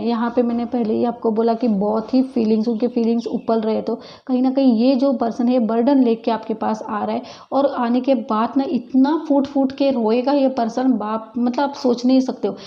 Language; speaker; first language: Hindi; non-native, local second language; Marathi